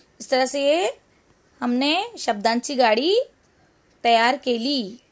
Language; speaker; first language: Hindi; non-native, local second language; Urdu